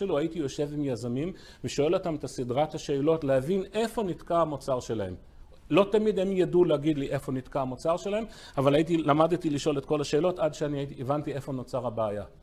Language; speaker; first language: Hebrew; early bilingual, other home language; English